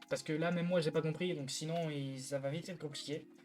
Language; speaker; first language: French; native; French